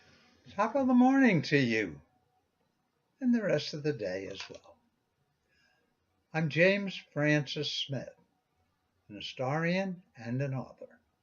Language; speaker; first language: English; native; English